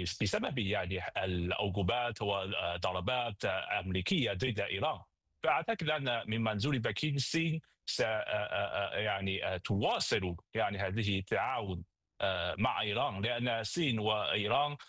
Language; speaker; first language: Arabic; non-native, fluent; Chinese